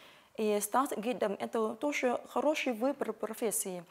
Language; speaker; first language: Russian; non-native, fluent; Vietnamese